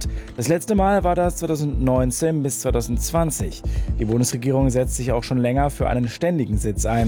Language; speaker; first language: German; native; German